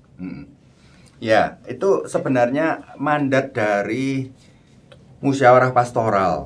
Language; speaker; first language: Indonesian; native; Indonesian